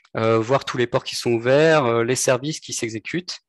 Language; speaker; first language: French; native; French